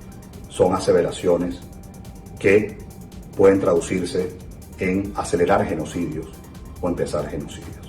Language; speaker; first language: Spanish; native; Spanish